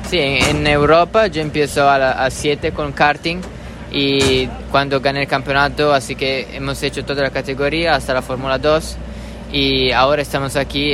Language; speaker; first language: Spanish; non-native, learner; Italian